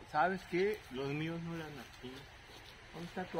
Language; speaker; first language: Spanish; native; Spanish